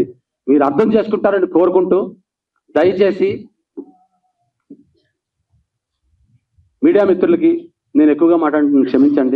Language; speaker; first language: Telugu; native; Telugu